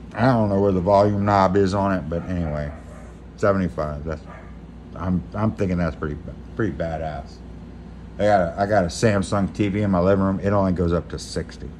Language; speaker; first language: English; native; English